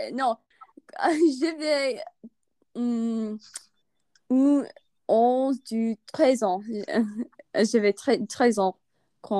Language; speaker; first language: French; non-native, learner; English